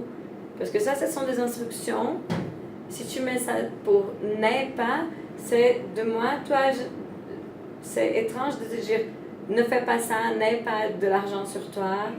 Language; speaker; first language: French; non-native, fluent; Portuguese